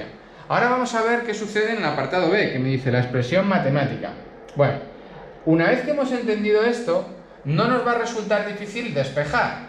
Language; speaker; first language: Spanish; native; Spanish